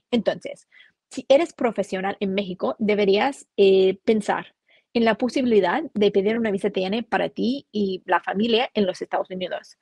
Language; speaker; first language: Spanish; non-native, fluent; English